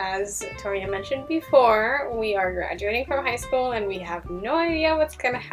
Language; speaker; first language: English; early bilingual, other home language; Hebrew